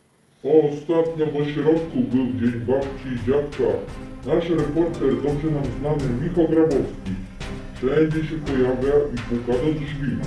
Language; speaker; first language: Polish; native; Polish